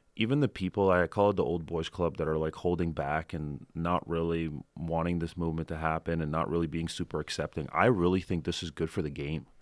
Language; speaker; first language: English; early bilingual, other home language; Ukrainian